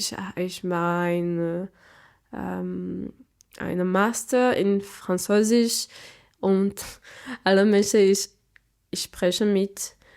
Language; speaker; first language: German; non-native, learner; Portuguese